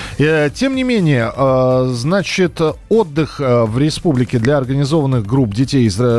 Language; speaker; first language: Russian; native; Russian